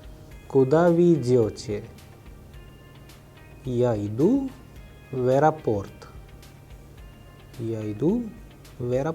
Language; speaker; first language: Russian; non-native, fluent; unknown